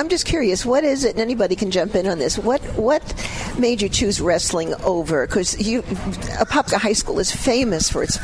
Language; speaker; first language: English; native; English